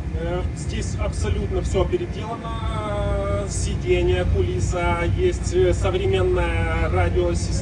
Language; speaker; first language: Russian; native; Russian